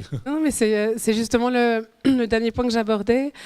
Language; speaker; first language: French; native; French